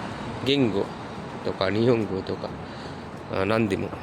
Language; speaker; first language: Japanese; non-native, learner; Sinhala